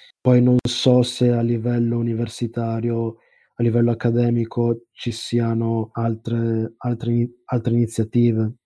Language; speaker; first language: Italian; early bilingual, other home language; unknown